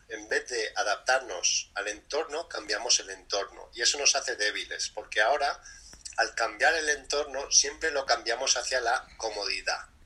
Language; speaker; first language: Spanish; early bilingual, other home language; English